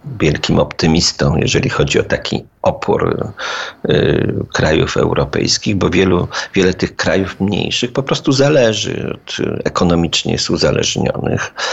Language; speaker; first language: Polish; native; Polish